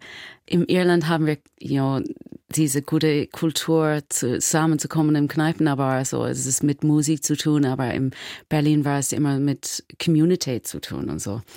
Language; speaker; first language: German; non-native, learner; English